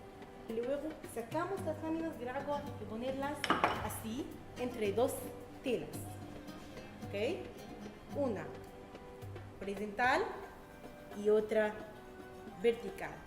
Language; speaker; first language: Spanish; non-native, fluent; Arabic